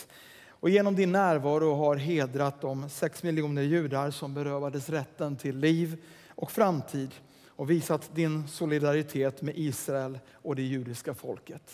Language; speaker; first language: Swedish; native; Swedish